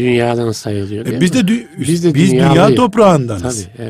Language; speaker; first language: Turkish; native; Turkish